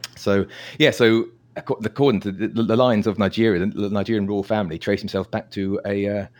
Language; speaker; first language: English; native; English